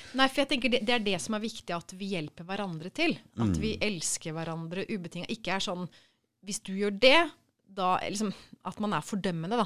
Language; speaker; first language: Norwegian; native; Norwegian